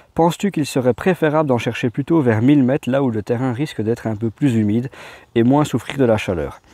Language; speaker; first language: French; native; French